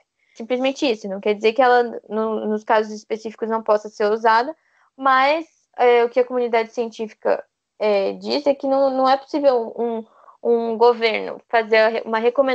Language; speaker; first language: Portuguese; native; Portuguese